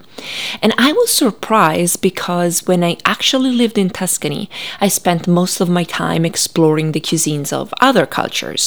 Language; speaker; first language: English; non-native, fluent; Italian